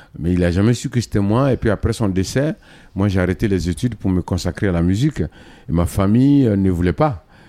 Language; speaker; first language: French; non-native, local second language; Dyula